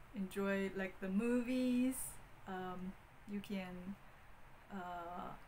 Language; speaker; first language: English; non-native, fluent; Chinese